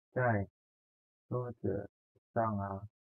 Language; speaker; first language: Chinese; non-native, fluent; Indonesian